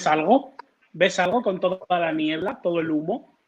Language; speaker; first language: Spanish; native; Spanish